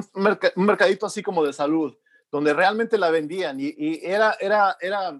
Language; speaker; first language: Spanish; early bilingual, heritage; Spanish